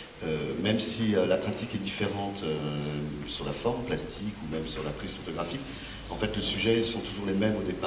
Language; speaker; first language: French; native; French